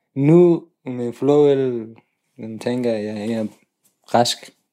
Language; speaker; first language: Danish; non-native, learner; Persian